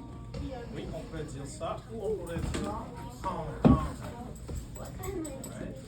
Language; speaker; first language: French; non-native, local second language; English